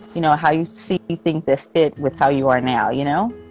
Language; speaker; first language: English; native; English